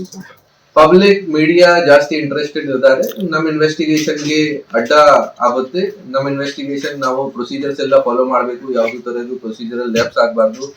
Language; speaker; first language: Kannada; non-native, fluent; Hindi